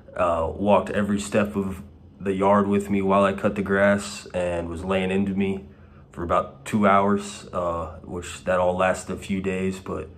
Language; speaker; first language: English; native; English